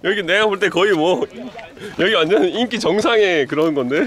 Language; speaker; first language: Korean; native; Korean